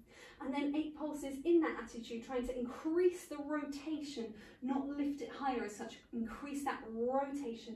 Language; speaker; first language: English; native; English